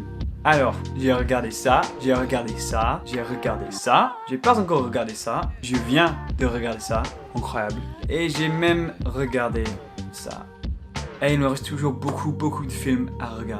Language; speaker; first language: French; non-native, fluent; English